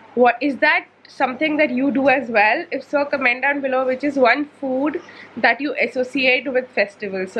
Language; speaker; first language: English; non-native, local second language; Hindi